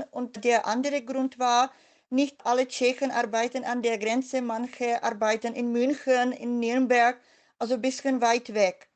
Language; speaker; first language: German; non-native, fluent; Czech